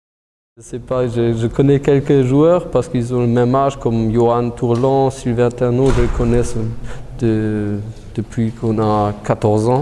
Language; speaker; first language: French; early bilingual, heritage; German